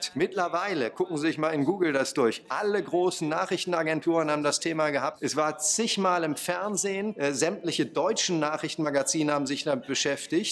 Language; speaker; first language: German; native; German